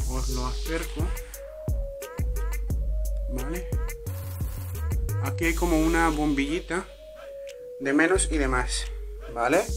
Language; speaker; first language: Spanish; native; Spanish